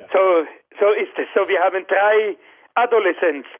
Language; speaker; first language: German; non-native, fluent; Spanish